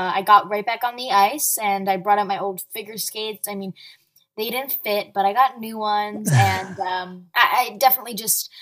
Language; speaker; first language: English; early bilingual, other home language; Arabic